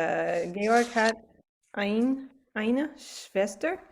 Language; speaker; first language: German; non-native, learner; English